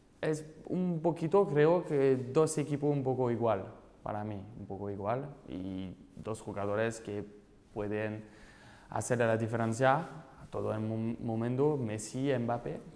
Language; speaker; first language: Spanish; non-native, learner; French